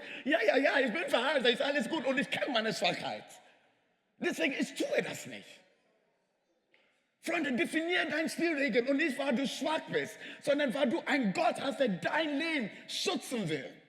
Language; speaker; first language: German; non-native, fluent; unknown